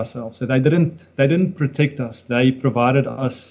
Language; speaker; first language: English; non-native, local second language; Afrikaans